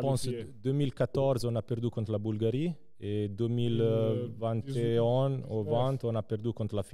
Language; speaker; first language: French; non-native, local second language; Serbian